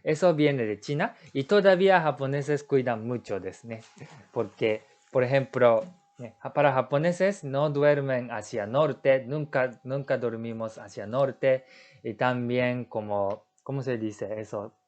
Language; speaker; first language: Spanish; non-native, learner; Japanese